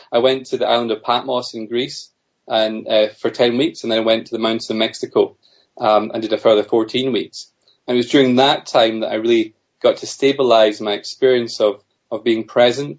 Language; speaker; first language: English; native; English